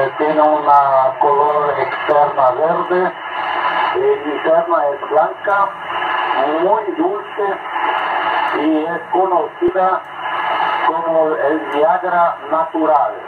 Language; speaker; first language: Spanish; non-native, learner; Portuguese